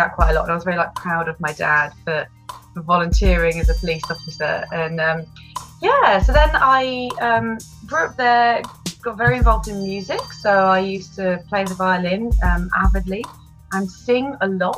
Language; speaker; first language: English; native; English